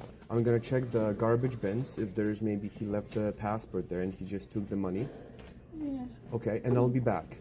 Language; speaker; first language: English; non-native, fluent; Polish